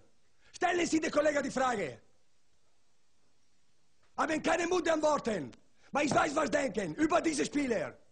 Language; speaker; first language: German; non-native, learner; Italian